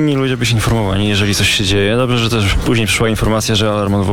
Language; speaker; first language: Polish; native; Polish